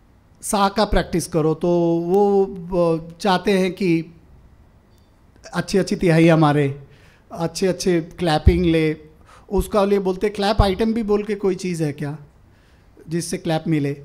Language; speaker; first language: Hindi; native; Hindi